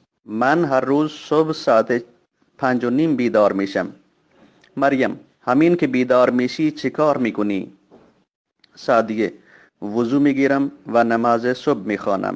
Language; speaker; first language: Persian; non-native, fluent; Urdu